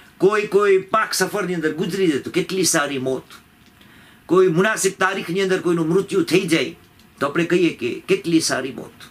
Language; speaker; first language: Gujarati; early bilingual, heritage; Gujarati